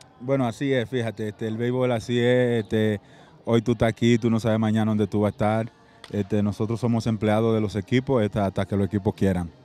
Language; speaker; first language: Spanish; native; Spanish